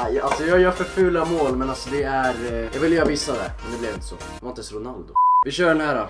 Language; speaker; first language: Swedish; native; Swedish